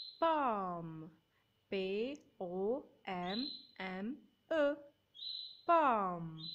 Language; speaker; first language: French; non-native, local second language; Arabic